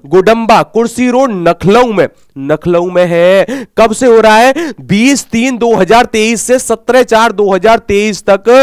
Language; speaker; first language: Hindi; native; Hindi